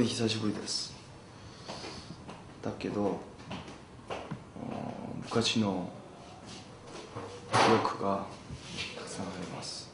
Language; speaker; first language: Japanese; non-native, learner; Korean